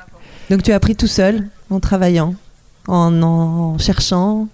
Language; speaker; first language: French; native; French